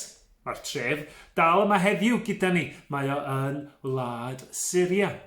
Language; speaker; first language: Welsh; native; Welsh